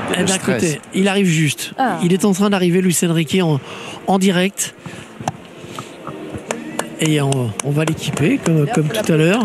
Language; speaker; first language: French; native; French